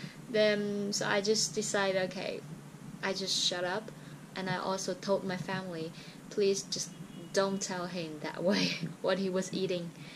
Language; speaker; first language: English; non-native, fluent; Chinese